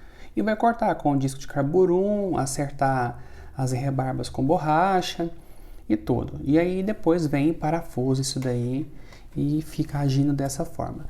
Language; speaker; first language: Portuguese; native; Portuguese